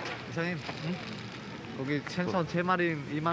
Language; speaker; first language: Korean; non-native, learner; Vietnamese